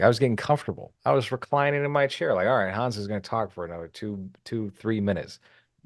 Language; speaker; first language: English; native; English